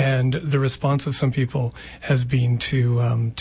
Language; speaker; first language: English; native; English